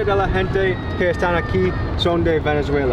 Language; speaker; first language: Spanish; non-native, learner; English